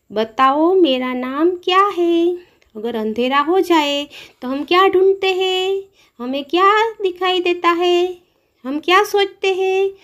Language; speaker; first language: Hindi; non-native, local second language; Gujarati